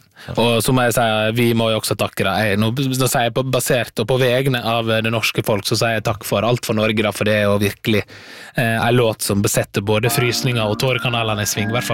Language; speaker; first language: Swedish; non-native, learner; Norwegian